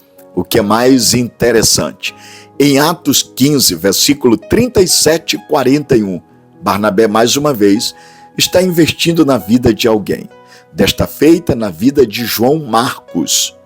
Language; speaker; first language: Portuguese; native; Portuguese